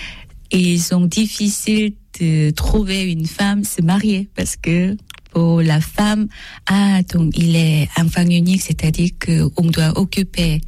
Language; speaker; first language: French; non-native, learner; Korean